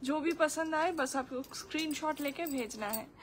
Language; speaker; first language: Hindi; non-native, local second language; Bangla